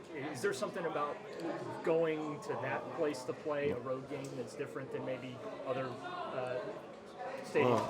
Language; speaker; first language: English; native; English